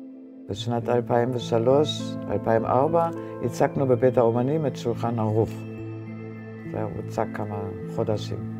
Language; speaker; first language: Hebrew; non-native, fluent; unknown